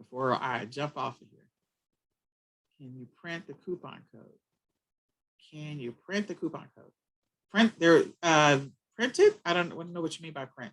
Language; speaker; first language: English; native; English